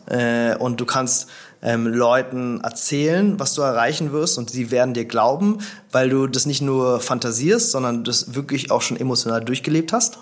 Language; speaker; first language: German; native; German